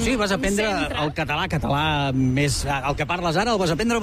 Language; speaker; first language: Catalan; native; Catalan